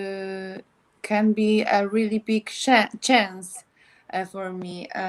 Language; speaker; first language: English; non-native, learner; Polish